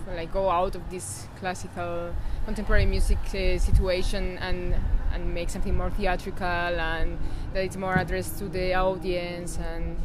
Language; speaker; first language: English; non-native, fluent; Spanish